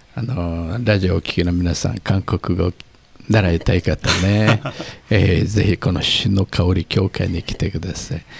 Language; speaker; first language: Japanese; native; Japanese